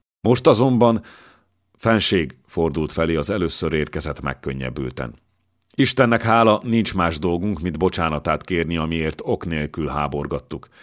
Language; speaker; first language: Hungarian; native; Hungarian